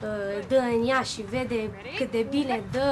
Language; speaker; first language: Romanian; early bilingual, heritage; Romanian